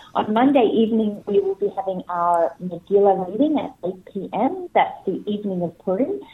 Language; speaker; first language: English; native; English